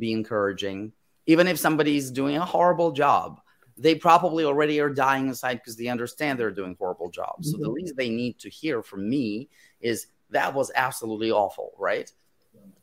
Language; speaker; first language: English; non-native, fluent; Russian